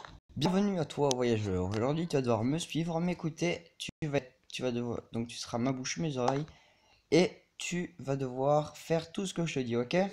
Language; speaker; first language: French; native; French